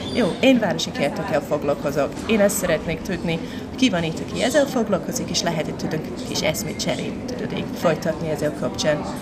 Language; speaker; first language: Hungarian; non-native, fluent; English